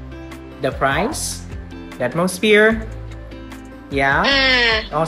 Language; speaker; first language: English; non-native, fluent; Vietnamese